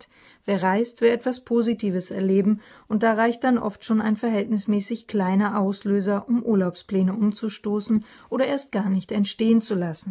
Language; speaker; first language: German; native; German